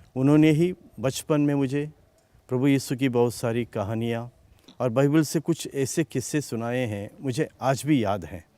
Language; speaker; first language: Hindi; non-native, local second language; Konkani